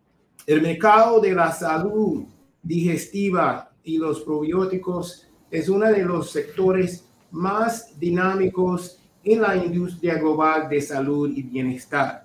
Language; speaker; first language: Spanish; non-native, fluent; English